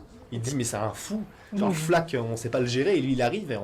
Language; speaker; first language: French; native; French